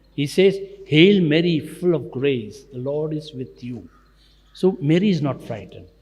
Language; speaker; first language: English; non-native, local second language; Gujarati